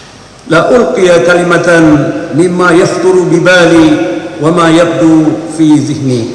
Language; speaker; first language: Arabic; non-native, fluent; Indonesian